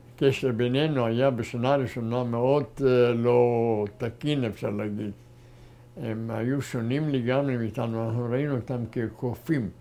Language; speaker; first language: Hebrew; non-native, fluent; German